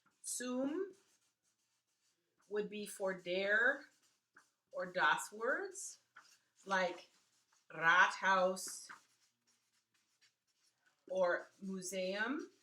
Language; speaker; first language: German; non-native, fluent; English